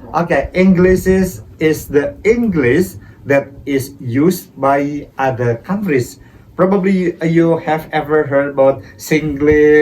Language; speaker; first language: English; non-native, fluent; Indonesian